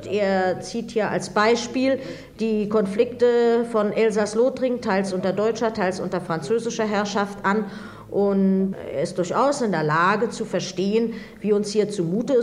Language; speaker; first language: German; native; German